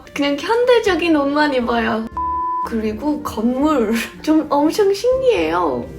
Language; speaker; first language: Korean; non-native, fluent; English